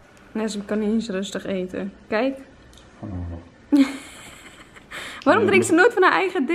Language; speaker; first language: Dutch; native; Dutch